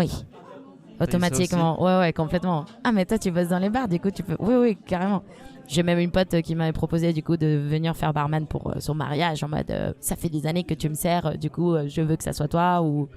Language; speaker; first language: French; non-native, fluent; Spanish